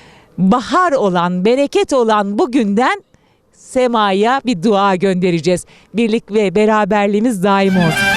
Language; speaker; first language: Turkish; native; Turkish